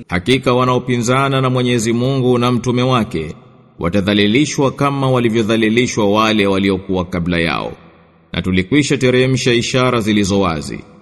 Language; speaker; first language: Swahili; native; Swahili